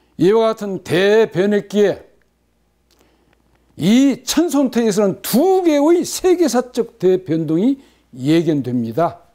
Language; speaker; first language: Korean; native; Korean